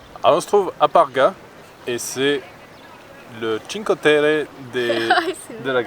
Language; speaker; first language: French; native; French